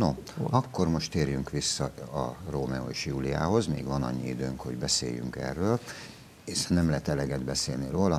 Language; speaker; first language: Hungarian; native; Hungarian